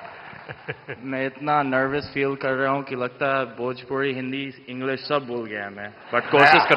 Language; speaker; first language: Hindi; non-native, fluent; English